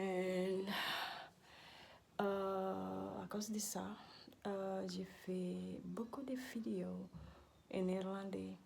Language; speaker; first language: French; non-native, learner; Dutch